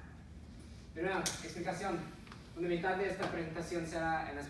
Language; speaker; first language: Spanish; non-native, learner; English